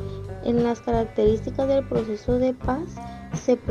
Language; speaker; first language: Spanish; native; Spanish